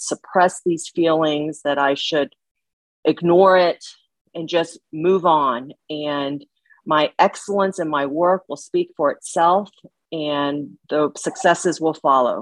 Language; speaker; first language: English; early bilingual, other home language; Chinese